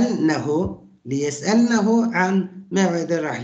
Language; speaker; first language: Arabic; non-native, fluent; Turkish